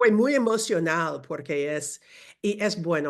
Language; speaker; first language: Spanish; non-native, fluent; English